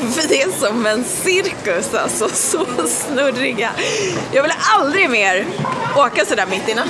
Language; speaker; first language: Swedish; native; Swedish